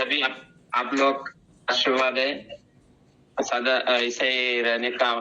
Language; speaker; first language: Hindi; non-native, local second language; Kannada